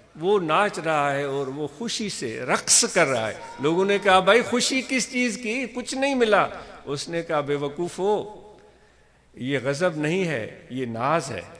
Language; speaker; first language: Urdu; non-native, local second language; Sindhi